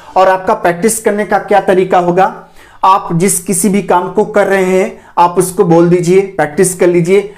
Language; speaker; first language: Hindi; native; Hindi